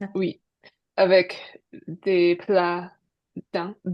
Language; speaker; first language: French; non-native, learner; English